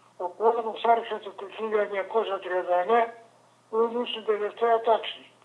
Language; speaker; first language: Greek; early bilingual, other home language; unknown